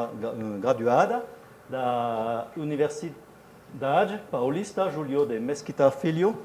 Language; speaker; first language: Portuguese; non-native, fluent; French